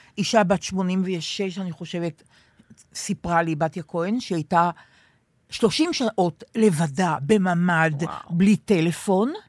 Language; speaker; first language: Hebrew; native; Hebrew